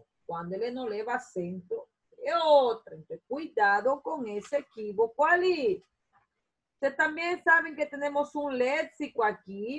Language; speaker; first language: Spanish; non-native, fluent; Portuguese